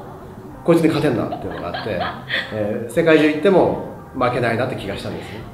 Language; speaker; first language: Japanese; native; Japanese